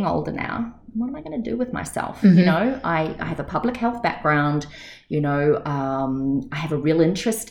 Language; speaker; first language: English; native; English